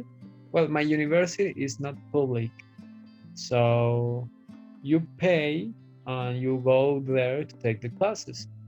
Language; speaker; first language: English; non-native, fluent; Spanish